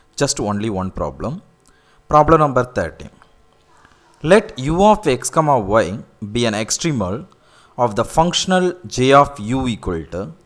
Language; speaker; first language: English; non-native, local second language; Tamil